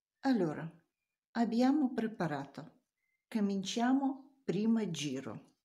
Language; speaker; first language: Italian; non-native, learner; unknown